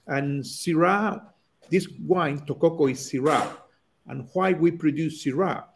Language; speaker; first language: English; non-native, learner; Spanish